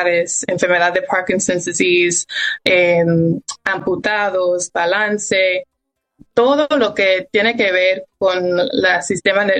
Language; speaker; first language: Spanish; early bilingual, heritage; Spanish